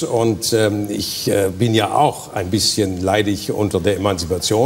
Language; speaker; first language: German; native; German